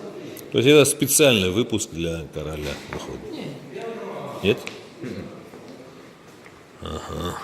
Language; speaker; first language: Russian; native; Russian